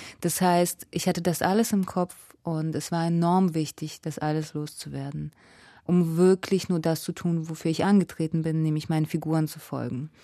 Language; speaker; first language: German; early bilingual, other home language; Russian